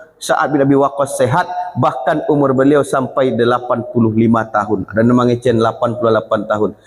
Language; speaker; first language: Malay; non-native, local second language; Minangkabau